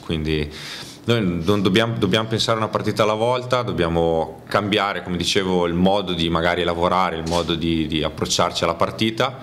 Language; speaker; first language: Italian; native; Italian